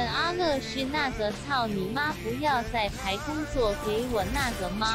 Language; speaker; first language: Chinese; native; Chinese